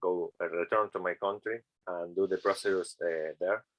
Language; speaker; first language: English; non-native, learner; Spanish